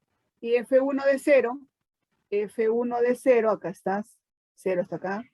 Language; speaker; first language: Spanish; native; Spanish